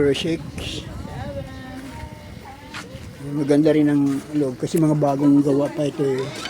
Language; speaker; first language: Filipino; native; Filipino